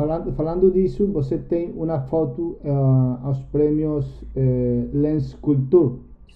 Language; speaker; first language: Portuguese; non-native, learner; Spanish